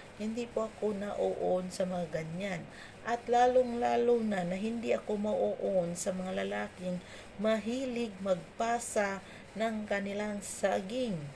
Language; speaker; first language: Filipino; non-native, local second language; Cebuano